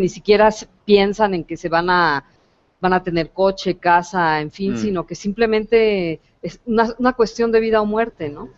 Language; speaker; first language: Spanish; native; Spanish